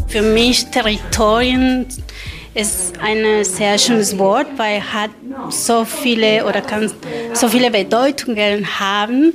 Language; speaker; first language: German; non-native, learner; Spanish